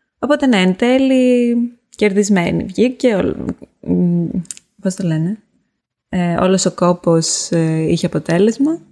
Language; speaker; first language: Greek; native; Greek